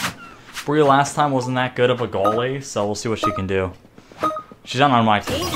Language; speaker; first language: English; native; English